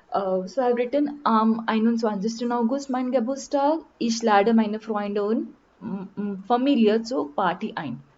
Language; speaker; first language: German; non-native, learner; Marathi